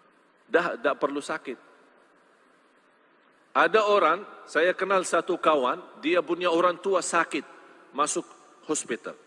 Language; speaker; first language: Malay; non-native, fluent; Arabic